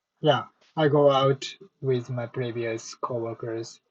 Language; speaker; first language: English; non-native, learner; Japanese